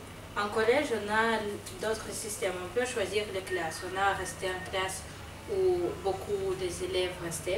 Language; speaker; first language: French; non-native, learner; Russian